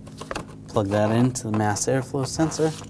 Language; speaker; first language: English; native; English